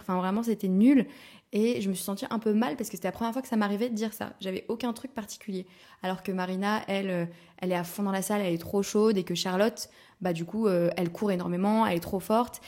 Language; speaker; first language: French; native; French